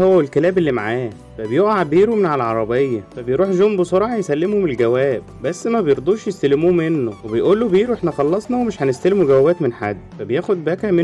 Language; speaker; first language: Arabic; native; Arabic